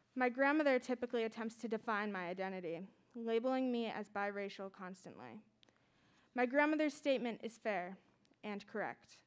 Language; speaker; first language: English; native; English